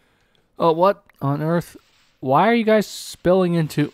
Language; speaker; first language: English; native; English